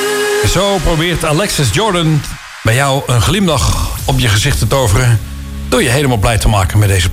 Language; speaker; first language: Dutch; native; Dutch